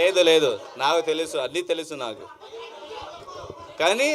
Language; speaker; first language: Telugu; non-native, learner; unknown